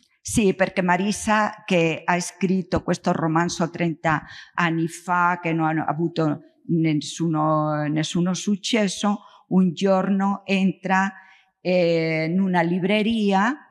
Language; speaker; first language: Italian; non-native, learner; Spanish